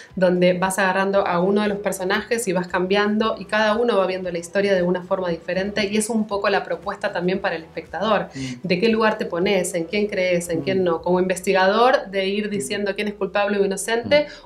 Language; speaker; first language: Spanish; native; Spanish